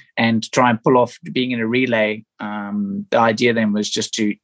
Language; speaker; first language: English; native; English